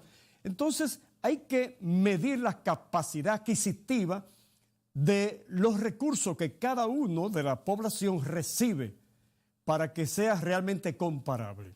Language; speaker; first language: Spanish; native; Spanish